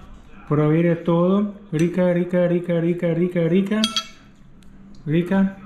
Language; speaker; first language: Spanish; non-native, learner; German